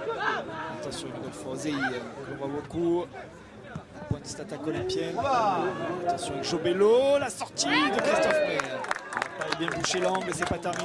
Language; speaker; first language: French; native; French